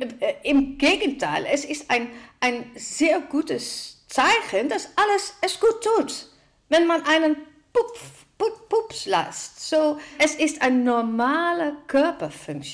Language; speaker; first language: German; non-native, fluent; Dutch